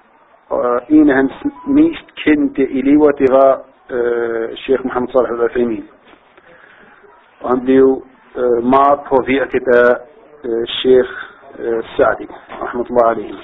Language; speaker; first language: Danish; non-native, fluent; Arabic